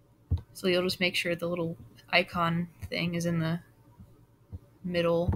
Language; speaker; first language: English; native; English